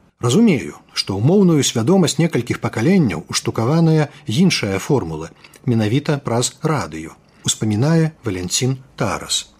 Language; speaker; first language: Belarusian; native; Belarusian